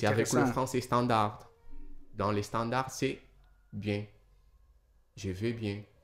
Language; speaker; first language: French; non-native, fluent; Portuguese